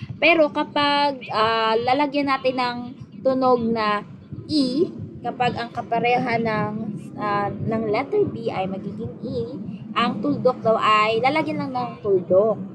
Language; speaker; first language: Filipino; native; Filipino